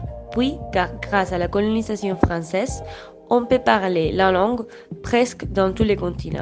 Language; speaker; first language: French; non-native, learner; Spanish